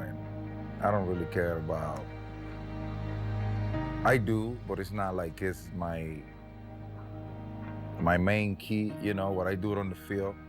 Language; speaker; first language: English; non-native, fluent; Spanish